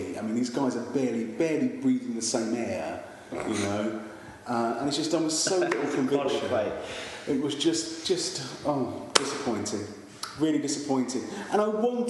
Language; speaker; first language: English; native; English